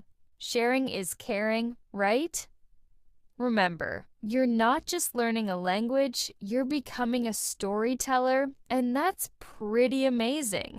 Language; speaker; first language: English; non-native, fluent; Spanish